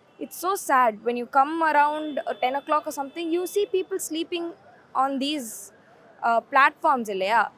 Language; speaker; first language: English; non-native, local second language; Tamil